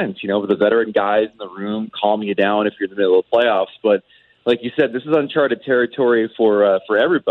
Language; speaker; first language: English; native; English